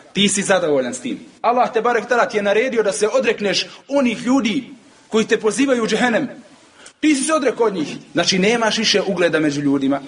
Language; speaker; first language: Bosnian; native; Bosnian